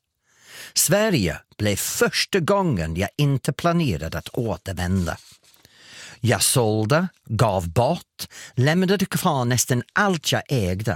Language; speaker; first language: Swedish; non-native, fluent; English